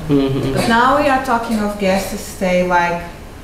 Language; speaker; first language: English; non-native, local second language; Portuguese